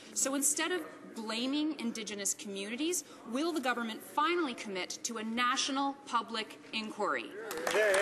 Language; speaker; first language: English; native; English